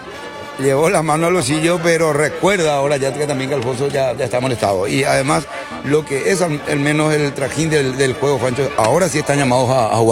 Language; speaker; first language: Spanish; native; Spanish